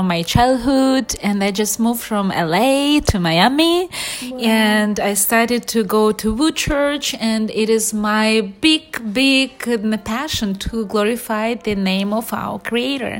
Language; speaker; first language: English; non-native, fluent; Ukrainian